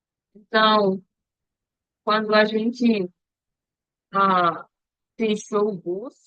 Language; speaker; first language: Portuguese; non-native, learner; Spanish